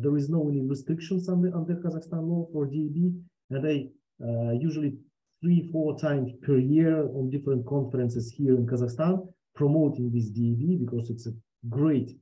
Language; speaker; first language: English; non-native, fluent; Russian